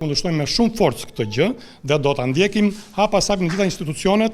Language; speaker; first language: Albanian; native; Albanian